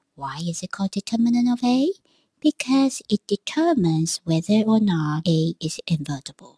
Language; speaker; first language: English; non-native, fluent; Chinese